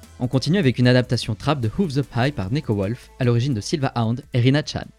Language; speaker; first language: French; native; French